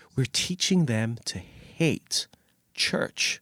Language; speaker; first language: English; native; English